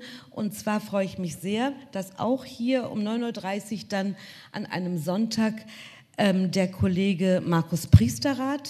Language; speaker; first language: German; native; German